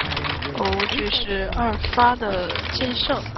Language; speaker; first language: Chinese; native; Chinese